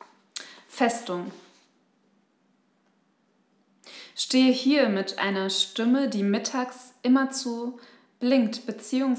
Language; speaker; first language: German; native; German